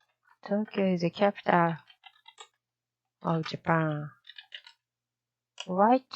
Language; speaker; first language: English; non-native, learner; Japanese